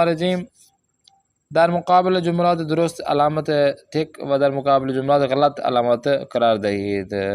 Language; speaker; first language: Persian; non-native, fluent; Urdu